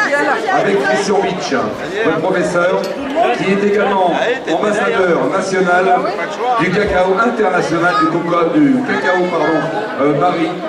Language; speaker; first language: French; native; French